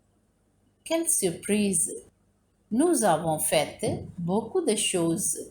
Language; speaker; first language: French; non-native, fluent; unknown